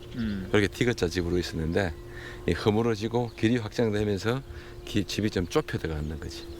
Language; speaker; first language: Korean; native; Korean